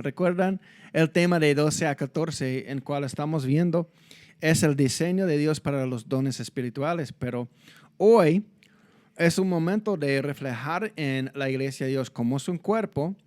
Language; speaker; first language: Spanish; non-native, fluent; English